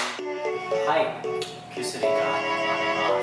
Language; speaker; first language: Japanese; non-native, learner; English